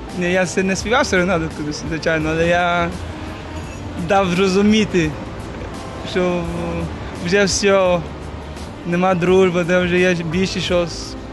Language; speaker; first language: Ukrainian; non-native, learner; English